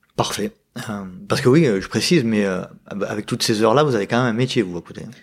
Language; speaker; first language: French; native; French